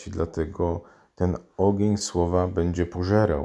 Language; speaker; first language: Polish; native; Polish